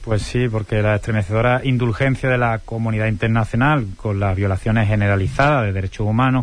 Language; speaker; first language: Spanish; native; Spanish